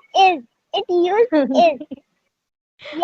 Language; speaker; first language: English; non-native, learner; Hindi